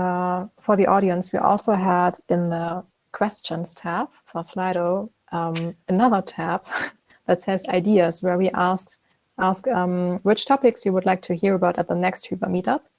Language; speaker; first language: English; non-native, fluent; German